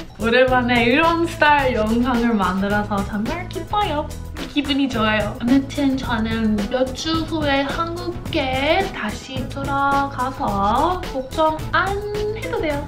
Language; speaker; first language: Korean; non-native, fluent; English